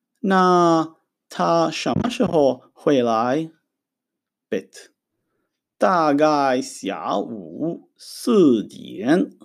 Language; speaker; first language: Chinese; non-native, fluent; Hebrew